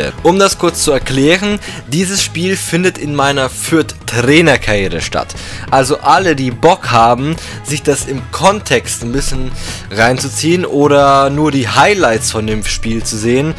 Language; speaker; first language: German; native; German